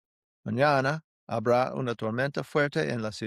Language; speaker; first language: Spanish; non-native, fluent; English